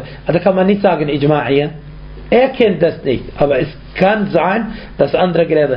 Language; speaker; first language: German; non-native, fluent; Arabic